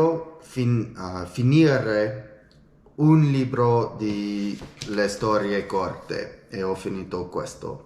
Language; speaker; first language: Italian; non-native, learner; English